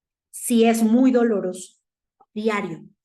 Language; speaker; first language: Spanish; native; Spanish